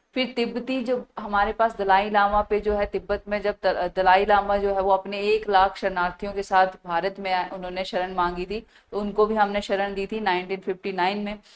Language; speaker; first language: Hindi; native; Hindi